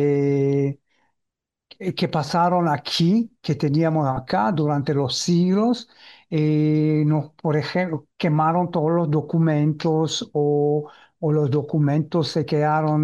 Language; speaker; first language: Spanish; early bilingual, heritage; Ladino